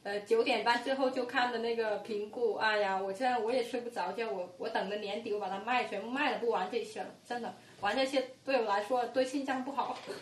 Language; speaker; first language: Chinese; non-native, fluent; Vietnamese